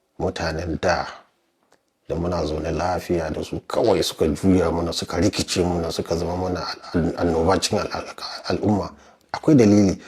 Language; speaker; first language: Hausa; native; Hausa